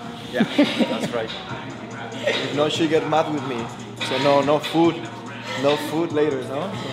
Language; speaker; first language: English; non-native, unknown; Spanish